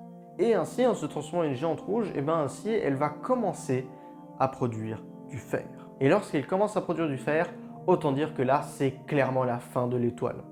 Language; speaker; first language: French; native; French